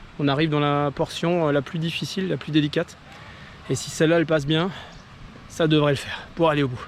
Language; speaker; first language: French; native; French